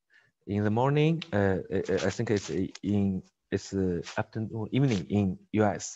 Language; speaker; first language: English; non-native, learner; Chinese